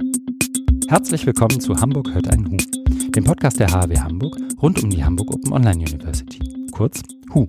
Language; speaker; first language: German; native; German